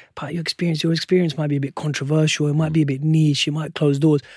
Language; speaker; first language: English; non-native, local second language; Urdu